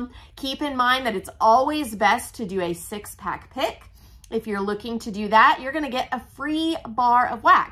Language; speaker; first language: English; native; English